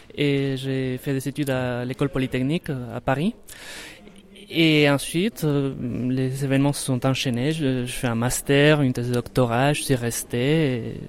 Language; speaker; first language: French; non-native, fluent; Spanish